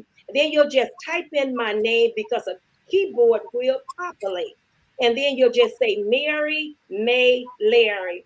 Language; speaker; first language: English; native; English